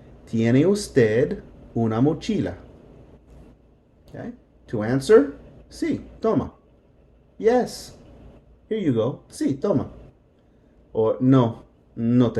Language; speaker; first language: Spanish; non-native, fluent; English